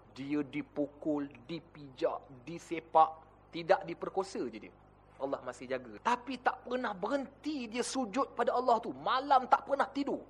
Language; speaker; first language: Malay; native; Malay